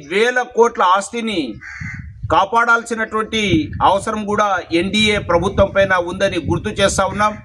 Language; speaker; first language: Telugu; non-native, local second language; Lambadi